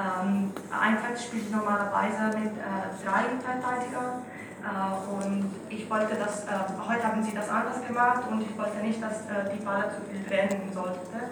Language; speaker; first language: German; non-native, fluent; Italian